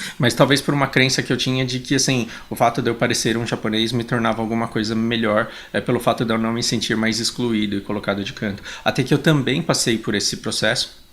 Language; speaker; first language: Portuguese; native; Portuguese